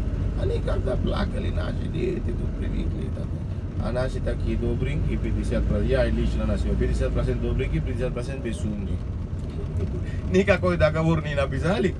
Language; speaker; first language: Russian; non-native, learner; Sinhala